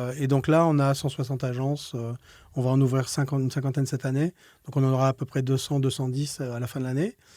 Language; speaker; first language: French; native; French